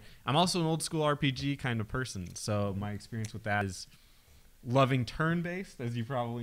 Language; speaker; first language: English; native; English